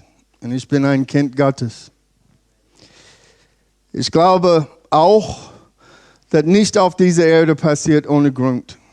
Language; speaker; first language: German; non-native, learner; English